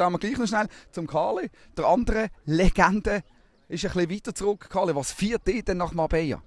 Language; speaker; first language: German; native; German